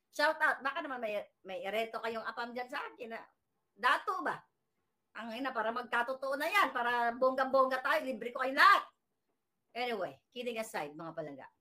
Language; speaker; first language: Filipino; native; Filipino